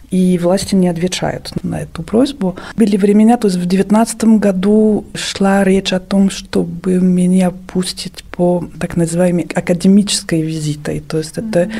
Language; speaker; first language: Russian; non-native, fluent; French